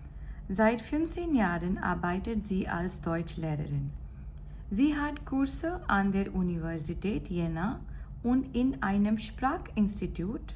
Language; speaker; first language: German; non-native, fluent; Gujarati